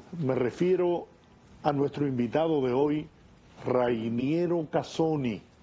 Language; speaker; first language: Spanish; native; Spanish